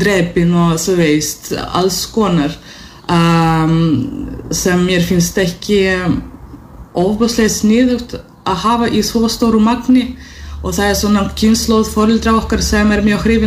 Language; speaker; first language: Icelandic; non-native, fluent; Russian